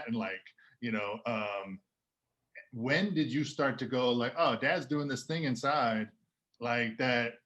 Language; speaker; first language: English; native; English